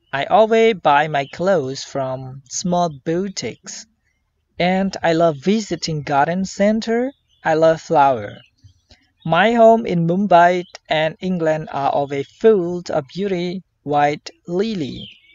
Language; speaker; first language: English; non-native, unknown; Khmer